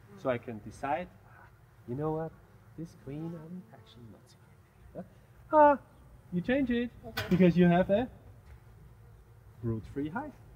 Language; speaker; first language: English; non-native, fluent; German